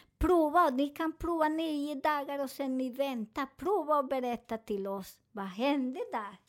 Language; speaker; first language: Swedish; non-native, fluent; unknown